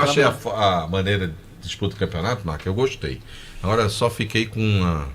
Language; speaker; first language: Portuguese; native; Portuguese